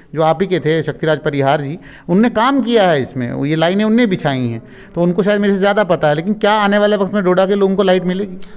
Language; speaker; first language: Hindi; non-native, local second language; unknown